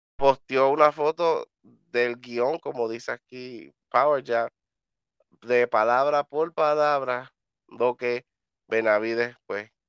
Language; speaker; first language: Spanish; native; Spanish